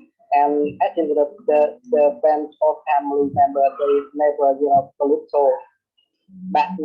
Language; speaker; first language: English; non-native, learner; Vietnamese